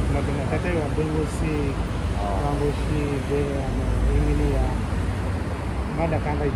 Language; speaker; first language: Japanese; non-native, learner; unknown